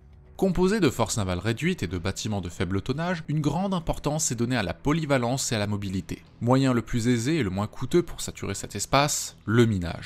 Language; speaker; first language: French; native; French